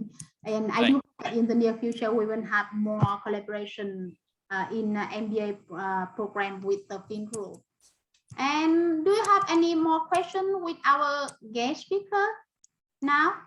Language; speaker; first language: English; non-native, fluent; Vietnamese